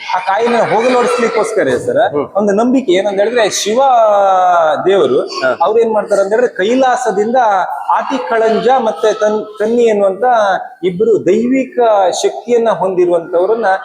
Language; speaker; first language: Kannada; native; Kannada